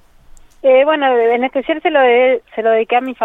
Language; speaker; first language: Spanish; native; Spanish